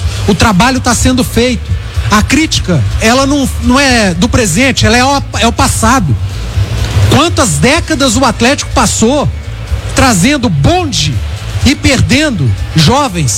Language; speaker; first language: Portuguese; native; Portuguese